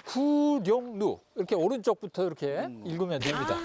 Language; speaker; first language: Korean; native; Korean